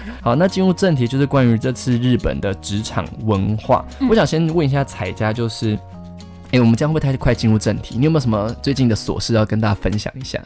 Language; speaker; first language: Chinese; native; Chinese